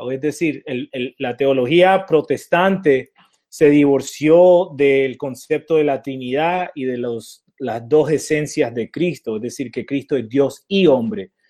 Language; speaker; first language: Spanish; early bilingual, heritage; Spanish